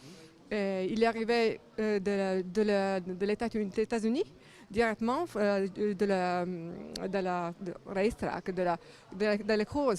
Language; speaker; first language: French; non-native, learner; Italian